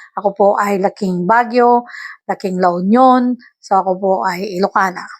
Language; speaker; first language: Filipino; non-native, local second language; Iloko